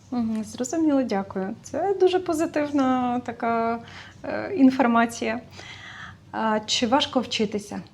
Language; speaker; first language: Ukrainian; native; Ukrainian